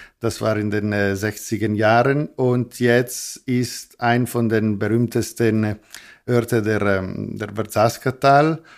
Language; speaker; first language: German; non-native, local second language; Italian